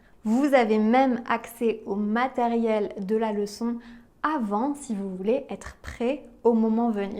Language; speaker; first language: French; native; French